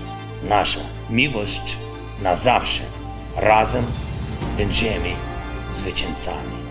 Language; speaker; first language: Polish; non-native, learner; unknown